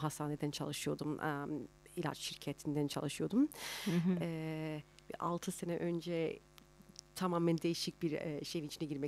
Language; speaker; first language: Turkish; early bilingual, heritage; Turkish